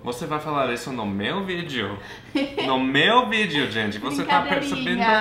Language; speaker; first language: Portuguese; non-native, fluent; English